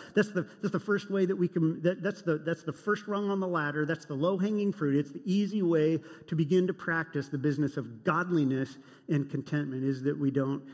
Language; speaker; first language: English; native; English